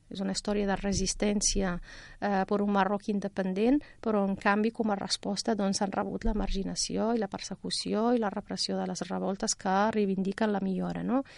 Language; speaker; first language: Catalan; non-native, fluent; Riffian